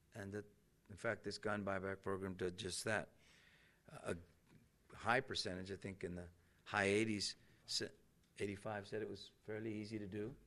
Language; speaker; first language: English; native; English